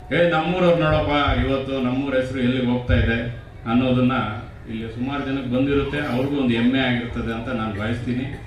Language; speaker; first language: Kannada; native; Kannada